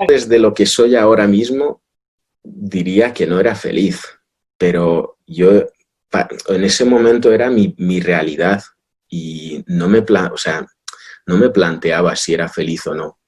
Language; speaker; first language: Spanish; early bilingual, other home language; Russian